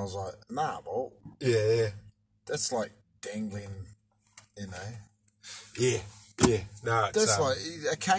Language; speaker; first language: English; native; English